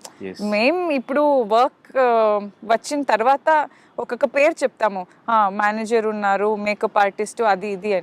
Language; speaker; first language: Telugu; non-native, fluent; Kannada